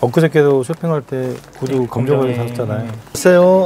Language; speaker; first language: Korean; native; Korean